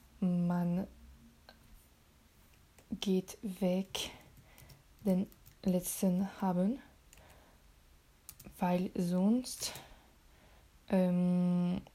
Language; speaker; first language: German; non-native, learner; French